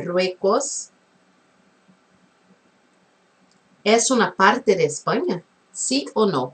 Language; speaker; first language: Spanish; non-native, fluent; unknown